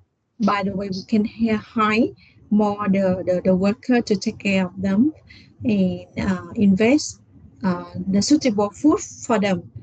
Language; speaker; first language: English; non-native, learner; Vietnamese